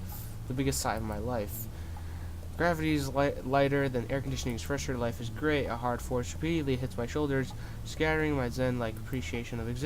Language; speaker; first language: English; native; English